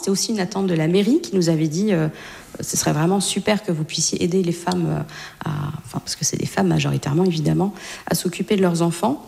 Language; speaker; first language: French; native; French